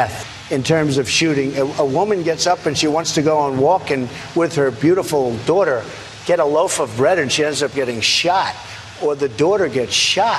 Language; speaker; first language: English; native; English